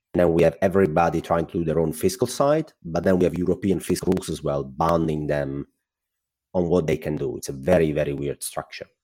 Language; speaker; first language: English; non-native, fluent; Italian